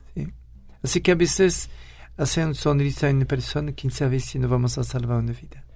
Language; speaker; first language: Spanish; non-native, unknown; French